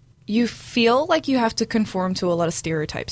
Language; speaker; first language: English; native; English